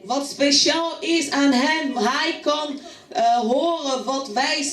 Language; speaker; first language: Dutch; non-native, fluent; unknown